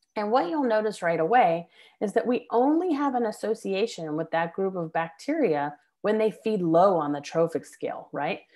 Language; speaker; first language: English; native; English